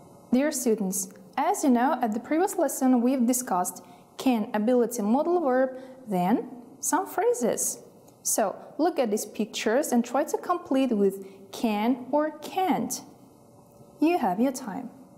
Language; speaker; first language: English; non-native, fluent; Kazakh